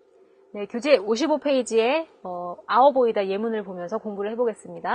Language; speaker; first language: Korean; native; Korean